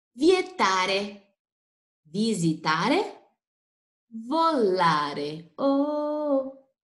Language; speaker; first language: Italian; non-native, fluent; Portuguese